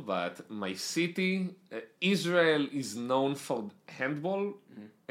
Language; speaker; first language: English; non-native, fluent; Hebrew